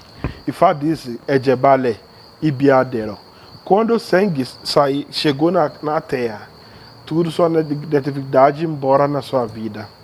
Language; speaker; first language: Portuguese; non-native, learner; Yoruba